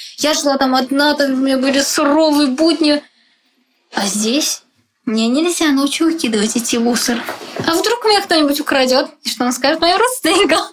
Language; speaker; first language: Russian; non-native, local second language; Tajik